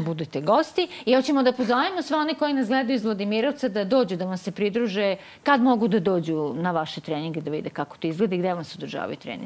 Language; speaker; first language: Croatian; native; Croatian